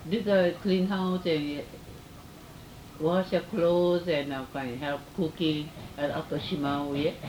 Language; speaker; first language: English; early bilingual, other home language; Japanese